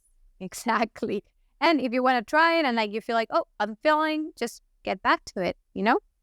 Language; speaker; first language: English; non-native, fluent; Italian